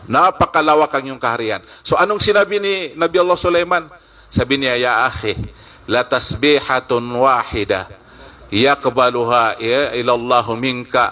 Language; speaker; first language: Filipino; non-native, local second language; Maguindanaon